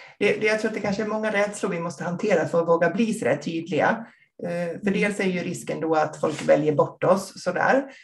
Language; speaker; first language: Swedish; native; Swedish